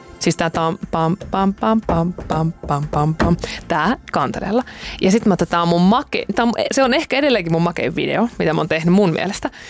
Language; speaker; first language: Finnish; native; Finnish